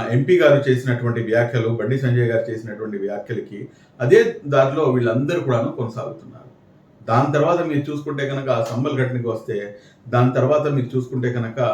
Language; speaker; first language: Telugu; non-native, local second language; Urdu